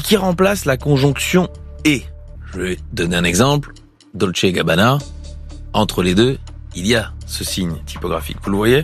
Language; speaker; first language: French; native; French